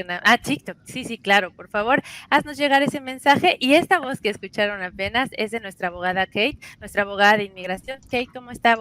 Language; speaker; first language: Spanish; native; Spanish